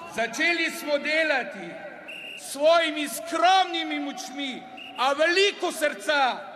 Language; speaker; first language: Slovenian; native; Slovenian